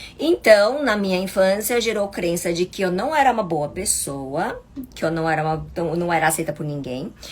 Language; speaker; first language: Portuguese; early bilingual, other home language; Chinese